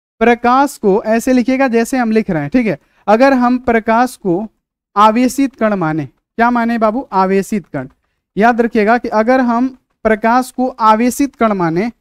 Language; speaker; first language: Hindi; native; Hindi